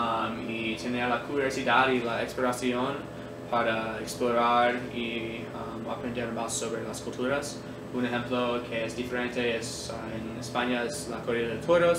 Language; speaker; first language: Spanish; non-native, learner; English